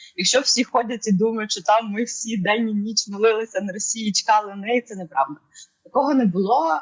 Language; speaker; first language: Ukrainian; non-native, local second language; Russian